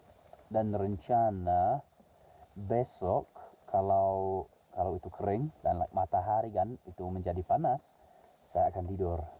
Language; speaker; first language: Indonesian; non-native, fluent; English